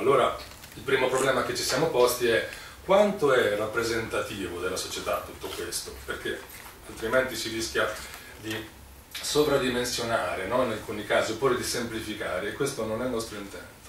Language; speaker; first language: Italian; native; Italian